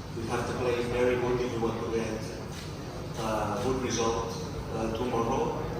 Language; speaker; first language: English; non-native, fluent; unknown